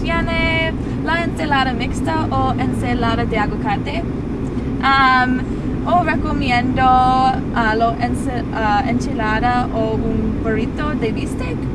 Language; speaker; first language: Spanish; non-native, learner; English